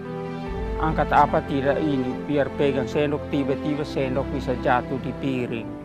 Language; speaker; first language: Indonesian; non-native, local second language; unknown